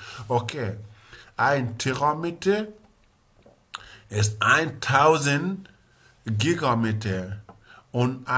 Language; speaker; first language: German; non-native, learner; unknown